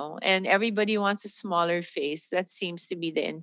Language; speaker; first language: English; non-native, local second language; Filipino